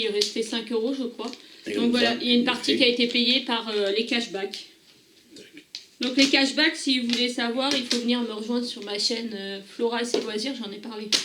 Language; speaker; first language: French; native; French